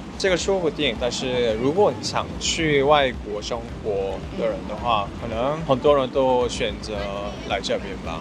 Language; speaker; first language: Chinese; non-native, fluent; Korean